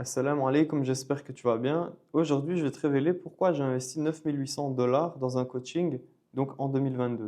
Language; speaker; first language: French; native; French